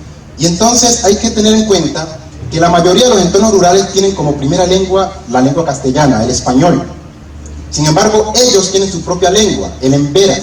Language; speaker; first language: Spanish; native; Spanish